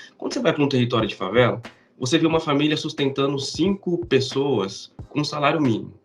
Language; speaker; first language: Portuguese; native; Portuguese